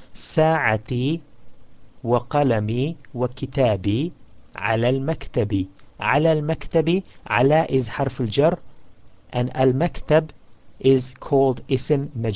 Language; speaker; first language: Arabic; non-native, fluent; English